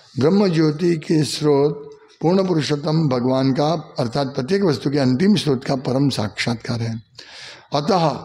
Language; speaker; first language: Hindi; non-native, local second language; Gujarati